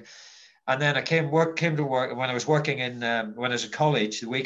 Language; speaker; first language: English; native; English